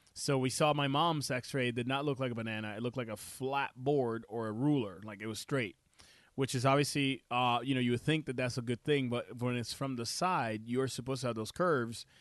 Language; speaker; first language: English; non-native, fluent; Spanish